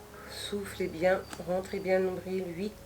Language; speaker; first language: French; native; French